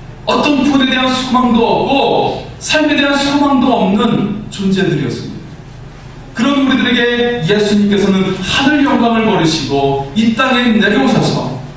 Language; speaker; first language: Korean; native; Korean